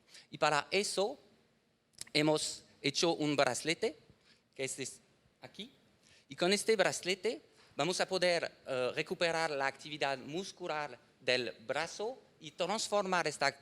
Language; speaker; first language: Spanish; non-native, fluent; French